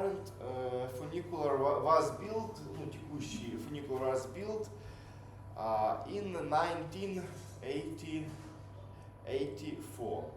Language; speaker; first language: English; non-native, learner; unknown